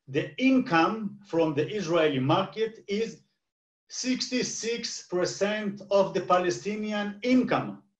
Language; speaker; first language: English; non-native, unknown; Hebrew